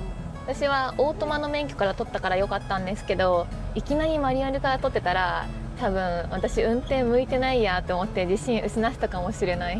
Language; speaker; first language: Japanese; native; Japanese